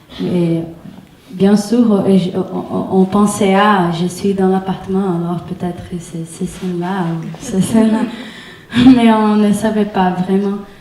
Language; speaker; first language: French; non-native, fluent; Portuguese